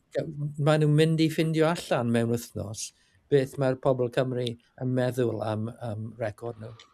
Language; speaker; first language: Welsh; non-native, learner; English